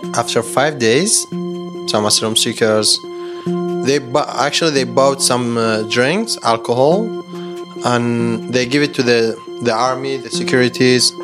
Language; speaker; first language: English; non-native, learner; Persian